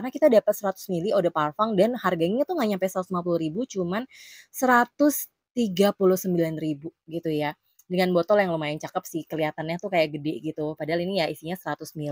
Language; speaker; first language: Indonesian; native; Indonesian